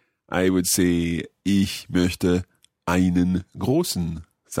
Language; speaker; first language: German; non-native, learner; English